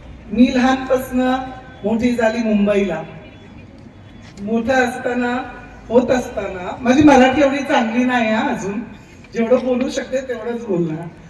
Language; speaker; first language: Marathi; non-native, fluent; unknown